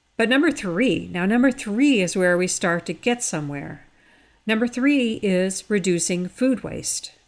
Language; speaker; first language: English; native; English